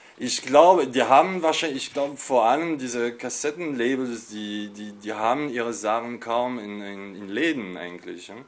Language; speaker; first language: German; non-native, fluent; French